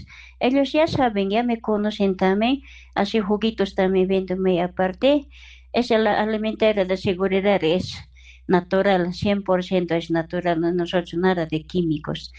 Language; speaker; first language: Spanish; non-native, local second language; Aymara